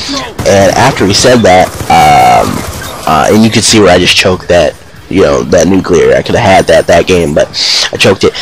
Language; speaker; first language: English; native; English